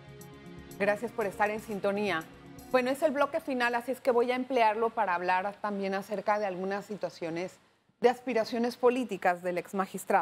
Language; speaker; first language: Spanish; native; Spanish